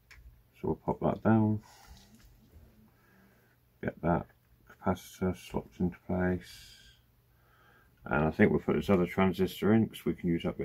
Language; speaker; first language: English; native; English